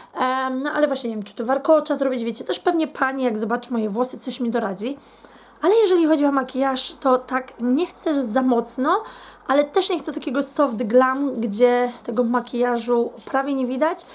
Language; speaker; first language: Polish; native; Polish